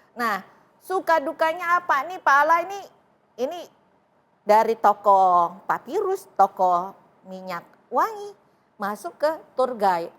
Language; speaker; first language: Indonesian; native; Indonesian